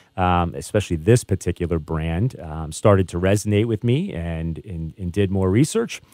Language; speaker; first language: English; native; English